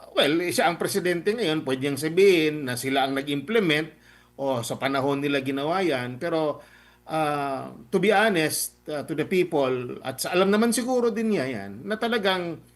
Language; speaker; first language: Filipino; non-native, local second language; Cebuano